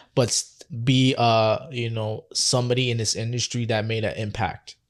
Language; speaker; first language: English; native; English